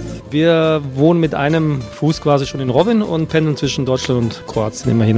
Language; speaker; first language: German; native; German